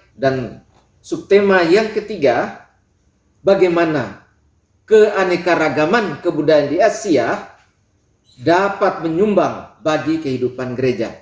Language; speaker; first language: Indonesian; non-native, local second language; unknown